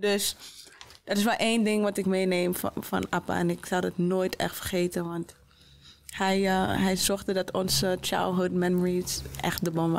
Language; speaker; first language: Dutch; native; Dutch